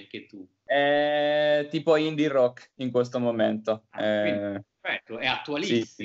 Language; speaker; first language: Italian; non-native, learner; Finnish